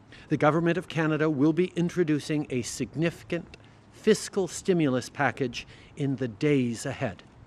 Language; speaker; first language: English; native; English